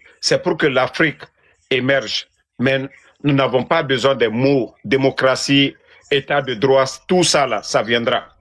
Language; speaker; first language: French; non-native, local second language; Mandingo